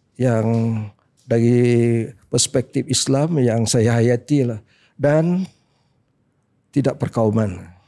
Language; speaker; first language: Malay; native; Malay